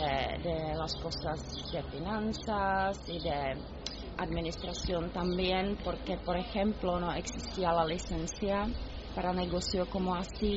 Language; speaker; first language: Spanish; non-native, fluent; Czech